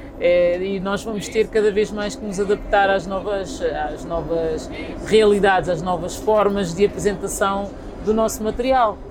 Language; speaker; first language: Portuguese; early bilingual, other home language; Kabuverdianu